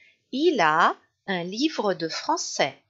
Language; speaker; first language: French; non-native, fluent; English